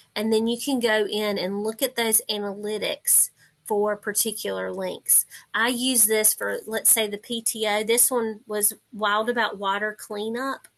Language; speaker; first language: English; native; English